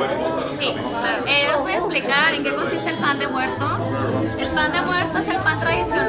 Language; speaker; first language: Spanish; native; Spanish